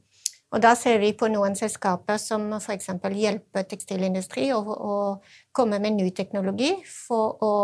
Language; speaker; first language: Norwegian; non-native, fluent; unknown